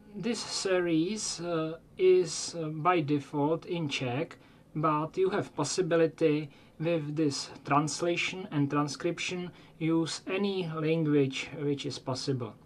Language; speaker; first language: English; non-native, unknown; Czech